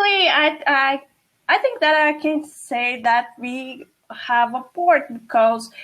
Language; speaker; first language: English; non-native, fluent; Portuguese